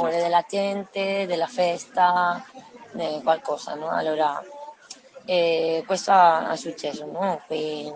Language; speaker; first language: Italian; non-native, learner; Spanish